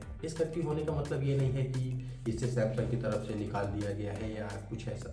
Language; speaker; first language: Hindi; native; Hindi